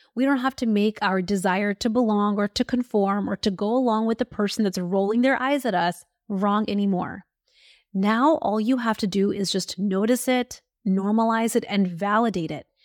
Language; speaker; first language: English; early bilingual, other home language; Hindi